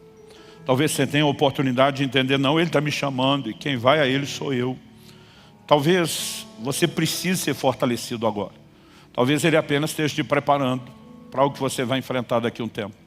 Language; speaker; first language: Portuguese; native; Portuguese